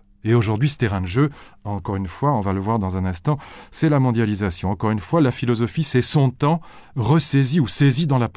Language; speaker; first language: French; native; French